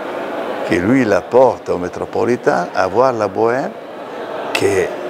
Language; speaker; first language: French; non-native, fluent; Italian